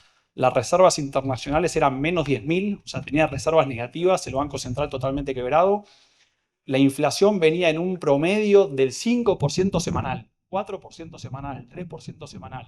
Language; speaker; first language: Spanish; native; Spanish